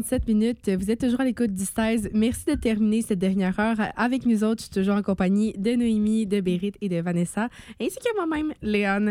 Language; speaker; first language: French; native; French